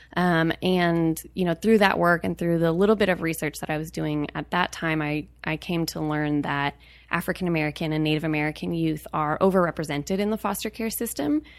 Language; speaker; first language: English; native; English